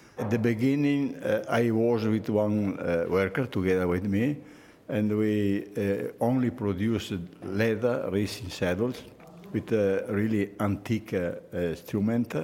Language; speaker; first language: English; non-native, fluent; Italian